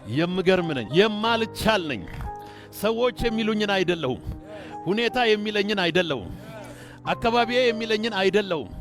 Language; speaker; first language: Amharic; non-native, local second language; Oromo